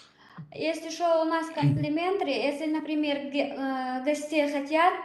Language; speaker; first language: Russian; non-native, learner; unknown